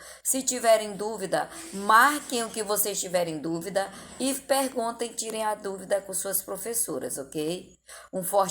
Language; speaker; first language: Portuguese; native; Portuguese